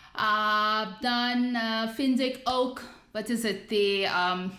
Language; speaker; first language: Dutch; non-native, fluent; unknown